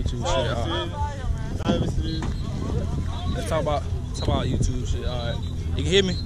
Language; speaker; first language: English; native; English